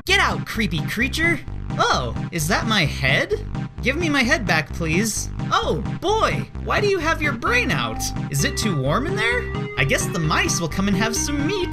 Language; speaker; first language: English; native; English